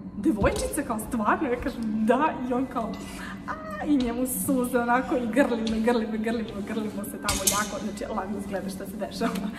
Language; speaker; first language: Serbian; non-native, fluent; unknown